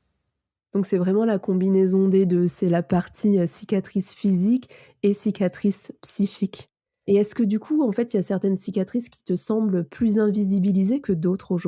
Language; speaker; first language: French; native; French